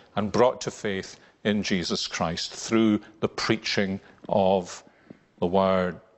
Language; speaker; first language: English; native; English